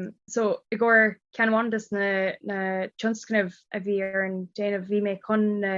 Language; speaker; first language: Irish; non-native, local second language; English